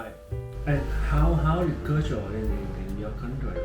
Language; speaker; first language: English; non-native, learner; Korean